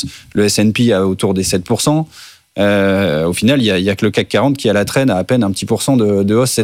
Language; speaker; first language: French; native; French